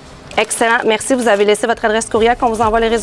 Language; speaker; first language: French; native; French